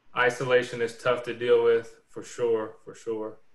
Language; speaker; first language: English; native; English